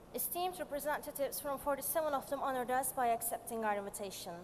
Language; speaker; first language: English; non-native, fluent; Turkish